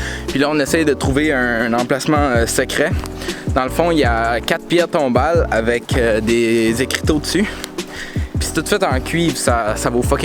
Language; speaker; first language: French; native; French